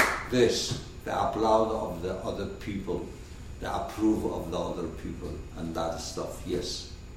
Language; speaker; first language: English; non-native, fluent; Persian